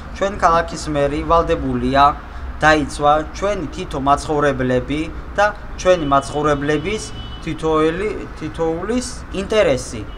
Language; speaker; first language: Georgian; non-native, local second language; Armenian